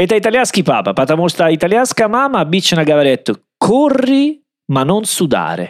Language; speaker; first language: Russian; non-native, learner; Italian